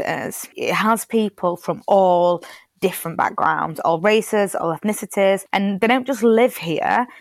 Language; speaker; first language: English; native; English